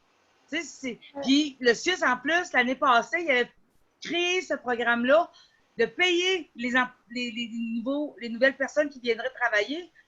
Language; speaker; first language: French; native; French